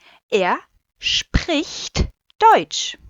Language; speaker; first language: German; non-native, fluent; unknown